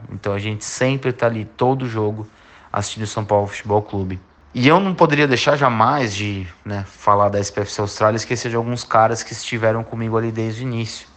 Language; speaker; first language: Portuguese; native; Portuguese